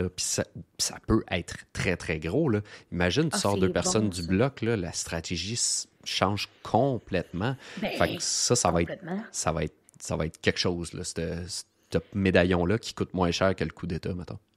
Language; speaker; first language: French; native; French